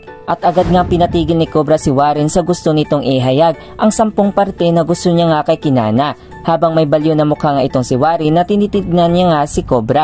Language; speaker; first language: Filipino; native; Filipino